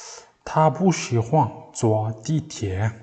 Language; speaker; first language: Chinese; non-native, learner; Mongolian